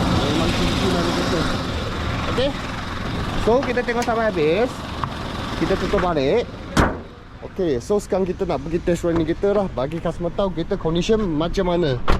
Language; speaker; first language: Malay; non-native, local second language; Chinese